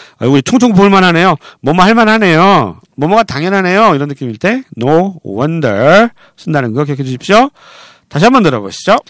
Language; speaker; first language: Korean; native; Korean